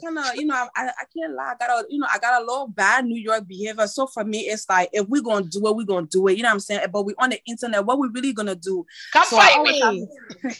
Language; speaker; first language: English; non-native, fluent; French